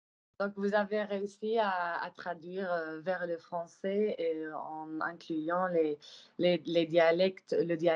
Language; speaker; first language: French; non-native, fluent; Spanish